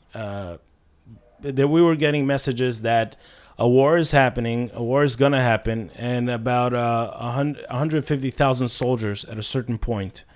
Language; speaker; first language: English; non-native, fluent; Russian